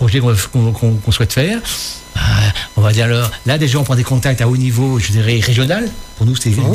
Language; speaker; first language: French; native; French